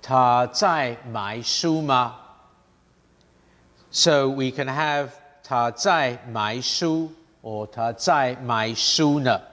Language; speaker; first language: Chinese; non-native, fluent; English